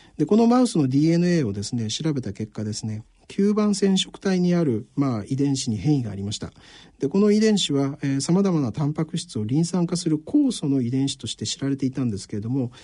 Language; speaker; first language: Japanese; native; Japanese